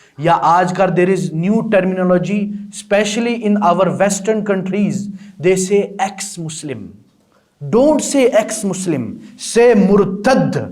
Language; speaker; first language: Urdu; non-native, local second language; Balti